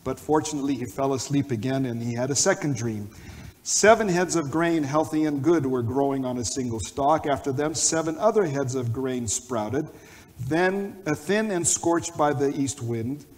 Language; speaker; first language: English; non-native, fluent; Armenian